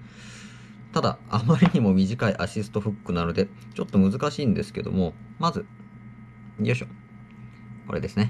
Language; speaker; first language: Japanese; native; Japanese